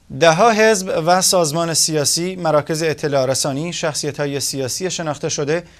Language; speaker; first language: Persian; non-native, local second language; Central Kurdish